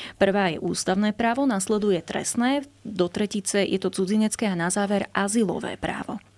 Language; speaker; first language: Slovak; native; Slovak